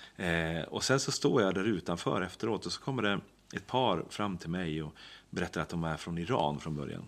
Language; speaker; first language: Swedish; native; Swedish